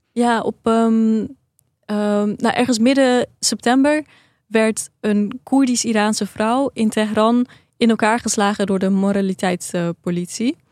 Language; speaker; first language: Dutch; early bilingual, other home language; Persian